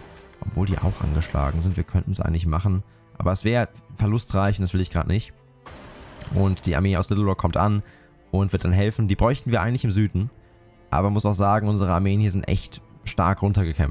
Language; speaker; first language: German; native; German